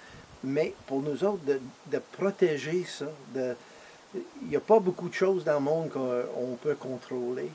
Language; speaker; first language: French; non-native, fluent; English